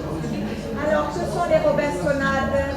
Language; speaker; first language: French; non-native, fluent; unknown